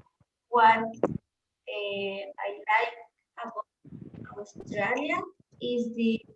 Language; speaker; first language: English; non-native, learner; Spanish